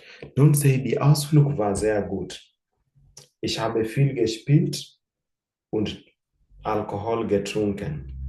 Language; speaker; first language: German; non-native, fluent; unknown